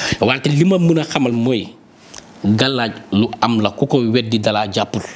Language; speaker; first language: Wolof; non-native, local second language; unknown